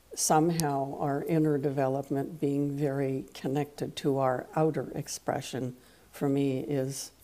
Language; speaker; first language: English; non-native, fluent; French